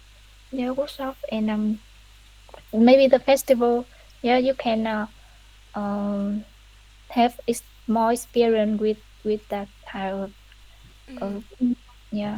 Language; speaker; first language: English; non-native, learner; Vietnamese